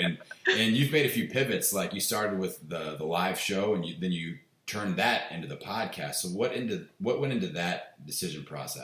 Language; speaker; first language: English; native; English